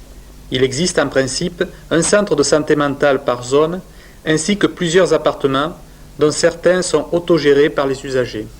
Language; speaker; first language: French; native; French